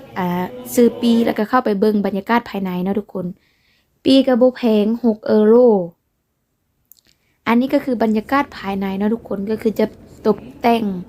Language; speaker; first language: Thai; non-native, local second language; Lao